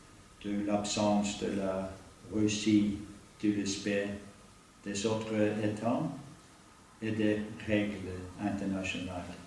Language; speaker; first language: French; non-native, learner; Norwegian